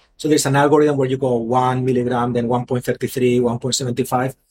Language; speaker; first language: English; non-native, fluent; Spanish